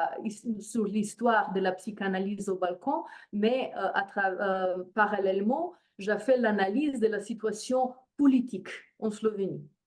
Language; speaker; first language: French; non-native, fluent; Slovenian